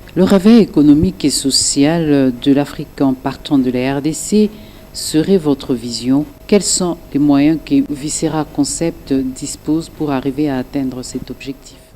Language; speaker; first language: French; non-native, local second language; Lingala